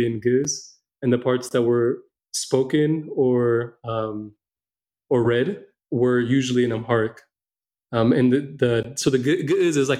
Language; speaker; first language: English; non-native, local second language; Amharic